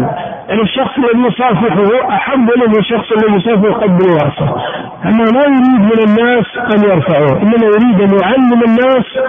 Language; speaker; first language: Arabic; native; Arabic